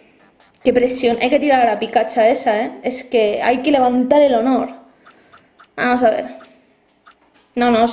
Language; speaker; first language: Spanish; native; Spanish